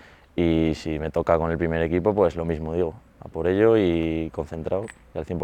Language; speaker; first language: Spanish; native; Spanish